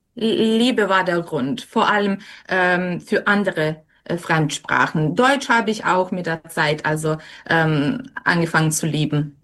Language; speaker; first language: German; non-native, fluent; Serbian